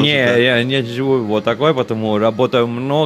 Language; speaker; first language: Russian; non-native, learner; Italian